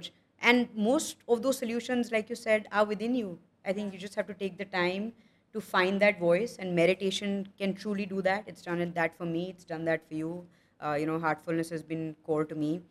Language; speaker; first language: English; non-native, local second language; Hindi